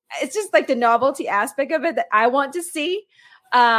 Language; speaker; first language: English; non-native, local second language; Filipino